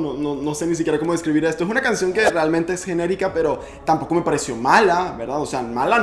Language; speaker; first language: Spanish; native; Spanish